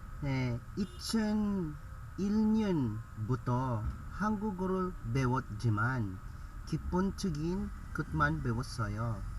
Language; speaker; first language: Korean; non-native, learner; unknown